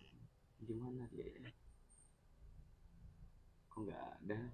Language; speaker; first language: Indonesian; native; Indonesian